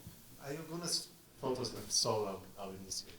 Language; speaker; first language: Spanish; non-native, fluent; English